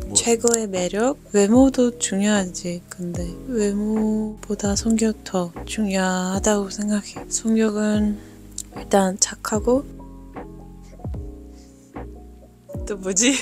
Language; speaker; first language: Korean; non-native, fluent; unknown